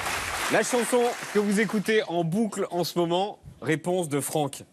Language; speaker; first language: French; native; French